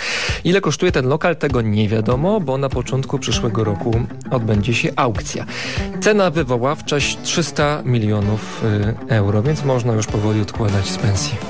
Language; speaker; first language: Polish; native; Polish